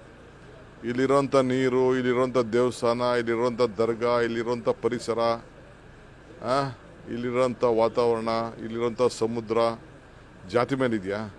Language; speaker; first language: Kannada; native; Kannada